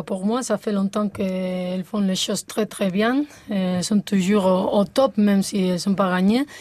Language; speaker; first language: French; non-native, fluent; Spanish